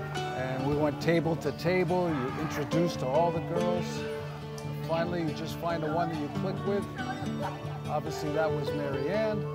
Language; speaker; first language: English; native; English